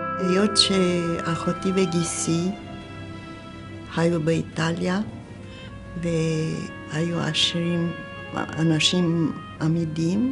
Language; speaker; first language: Hebrew; non-native, fluent; Romanian